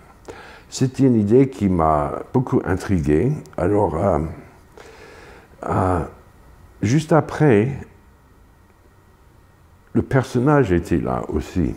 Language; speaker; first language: French; non-native, fluent; English